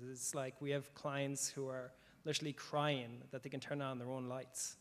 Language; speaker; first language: English; native; English